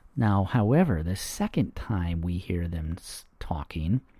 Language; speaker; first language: German; non-native, fluent; English